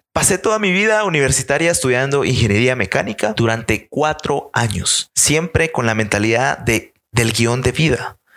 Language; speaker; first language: Spanish; native; Spanish